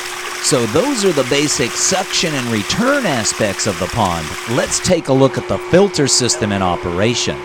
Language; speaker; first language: English; native; English